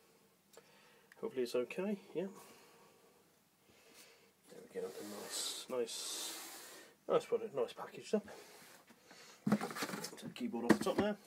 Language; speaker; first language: English; native; English